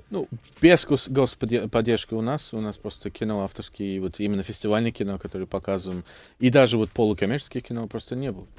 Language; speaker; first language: Russian; non-native, fluent; English